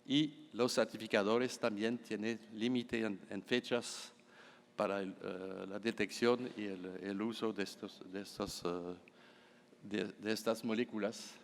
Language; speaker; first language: Spanish; non-native, fluent; French